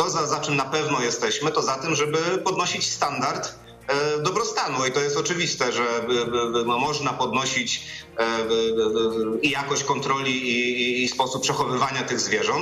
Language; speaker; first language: Polish; native; Polish